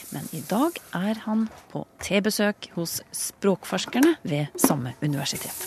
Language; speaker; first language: Norwegian; native; Norwegian